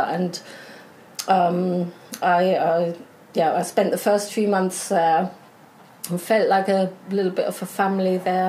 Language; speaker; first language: English; non-native, fluent; German